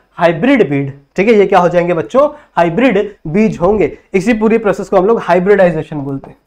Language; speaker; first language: Hindi; native; Hindi